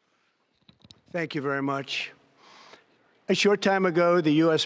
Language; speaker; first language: English; native; English